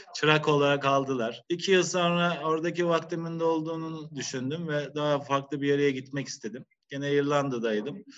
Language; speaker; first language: Turkish; native; Turkish